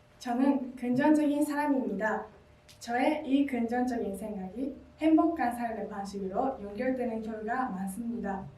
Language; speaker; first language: Korean; non-native, learner; Japanese